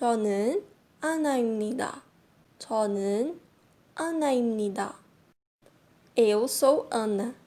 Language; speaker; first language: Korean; non-native, fluent; Portuguese